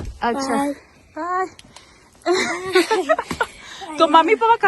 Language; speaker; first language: Hindi; non-native, local second language; Kannada